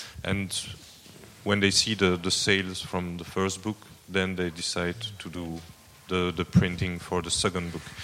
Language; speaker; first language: English; non-native, fluent; French